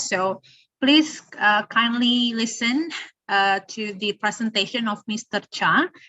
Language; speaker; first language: English; non-native, fluent; Indonesian